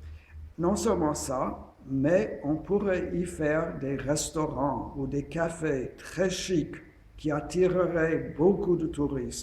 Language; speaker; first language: French; non-native, fluent; English